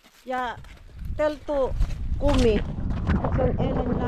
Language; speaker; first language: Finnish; non-native, learner; Filipino